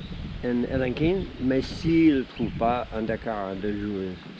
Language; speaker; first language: French; non-native, fluent; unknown